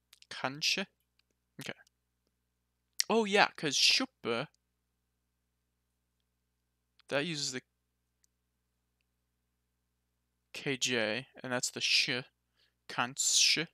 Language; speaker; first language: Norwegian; non-native, learner; English